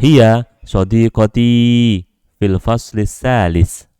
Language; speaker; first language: Arabic; non-native, fluent; Indonesian